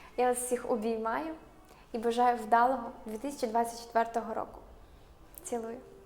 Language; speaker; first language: Ukrainian; non-native, local second language; Russian